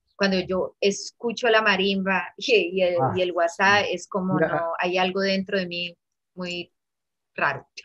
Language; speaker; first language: Spanish; early bilingual, heritage; Italian